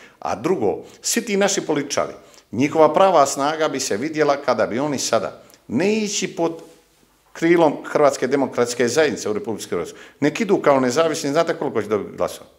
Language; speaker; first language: Croatian; native; Croatian